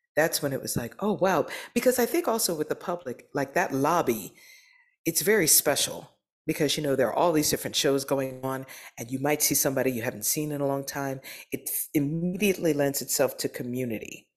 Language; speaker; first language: English; native; English